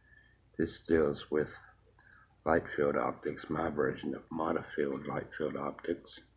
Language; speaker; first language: English; native; English